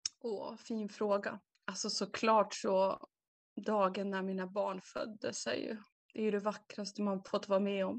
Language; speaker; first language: Swedish; native; Swedish